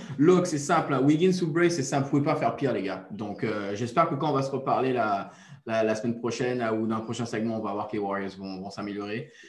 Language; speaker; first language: French; native; French